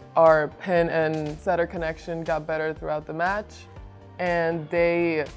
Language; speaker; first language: English; non-native, fluent; Spanish